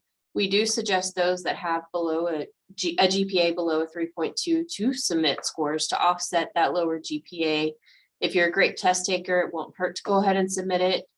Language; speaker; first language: English; native; English